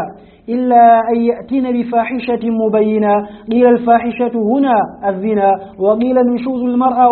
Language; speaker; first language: Arabic; native; Arabic